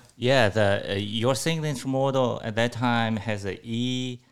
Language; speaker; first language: English; non-native, fluent; Chinese